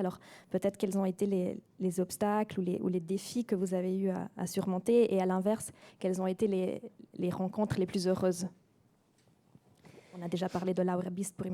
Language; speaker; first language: French; native; French